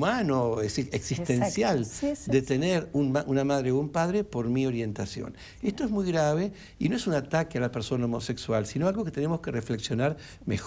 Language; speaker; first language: Spanish; native; Spanish